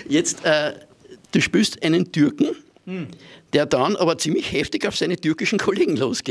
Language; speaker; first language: German; native; German